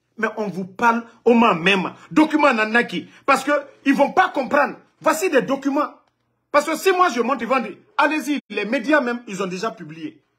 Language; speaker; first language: French; non-native, local second language; Mandingo